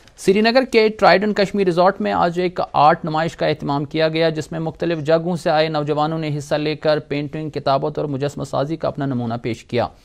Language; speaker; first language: Urdu; non-native, local second language; Kashmiri